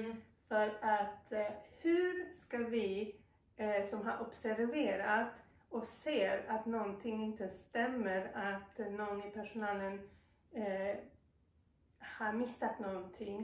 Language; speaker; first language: Swedish; non-native, fluent; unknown